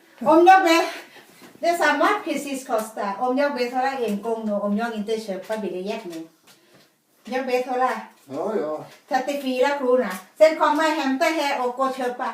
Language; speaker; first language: Swedish; non-native, learner; Thai